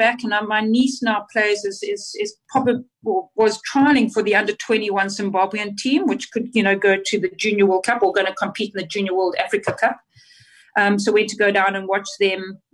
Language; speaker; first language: English; native; English